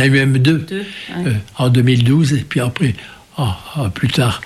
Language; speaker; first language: French; native; French